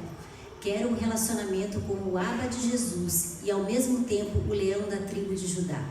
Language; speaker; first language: Portuguese; native; Portuguese